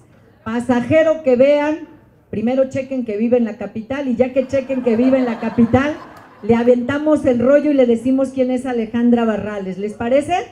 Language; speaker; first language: Spanish; native; Spanish